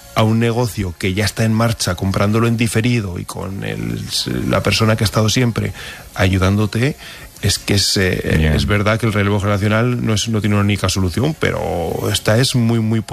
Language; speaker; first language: Spanish; native; Spanish